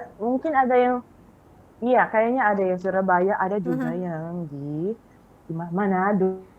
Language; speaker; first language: Indonesian; non-native, fluent; Filipino